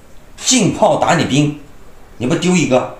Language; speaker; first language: Chinese; native; Chinese